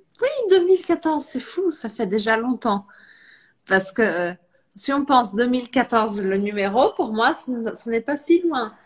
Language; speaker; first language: French; non-native, fluent; Portuguese